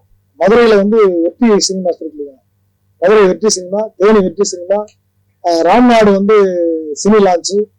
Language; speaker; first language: Tamil; native; Tamil